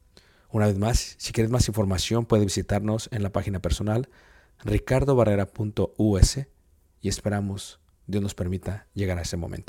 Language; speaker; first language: Spanish; native; Spanish